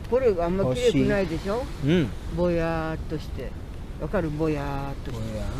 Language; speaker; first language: Japanese; native; Japanese